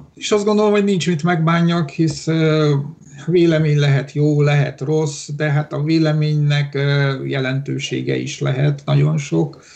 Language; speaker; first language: Hungarian; non-native, local second language; Romanian